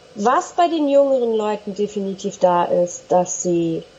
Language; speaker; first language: German; native; German